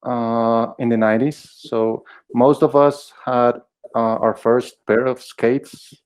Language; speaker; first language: English; non-native, fluent; Spanish